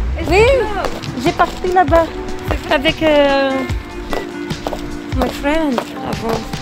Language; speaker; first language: French; non-native, learner; Filipino